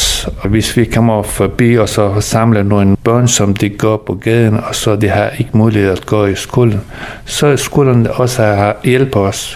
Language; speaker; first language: Danish; early bilingual, other home language; Persian